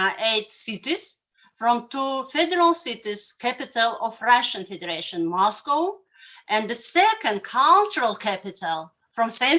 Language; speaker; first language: English; non-native, learner; Russian